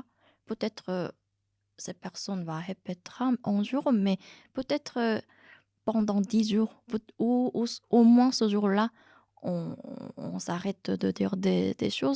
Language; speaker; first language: French; non-native, fluent; Korean